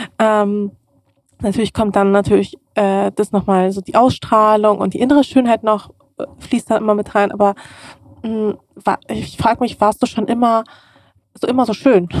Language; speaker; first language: German; early bilingual, other home language; Russian